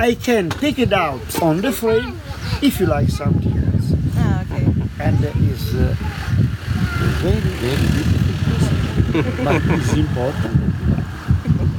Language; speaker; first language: English; non-native, learner; Italian